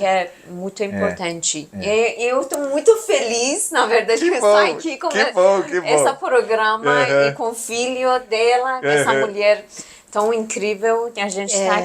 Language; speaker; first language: Portuguese; non-native, learner; Persian